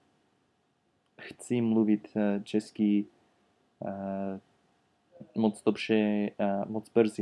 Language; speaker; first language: Czech; non-native, learner; English